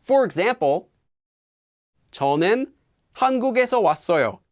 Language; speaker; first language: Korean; non-native, fluent; English